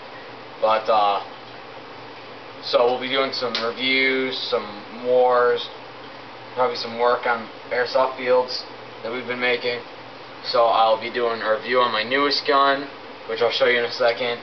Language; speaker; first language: English; native; English